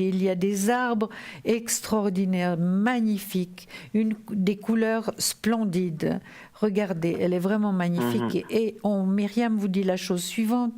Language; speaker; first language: French; native; French